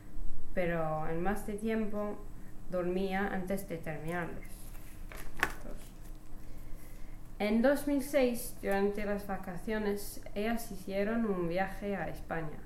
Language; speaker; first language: Spanish; non-native, learner; English